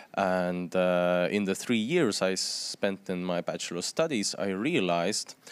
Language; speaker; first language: English; non-native, fluent; Estonian